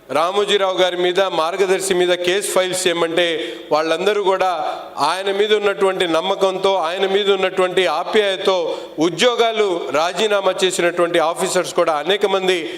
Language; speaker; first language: Telugu; non-native, local second language; Urdu